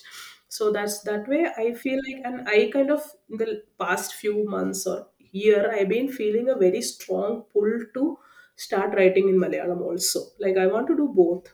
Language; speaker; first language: English; non-native, local second language; Malayalam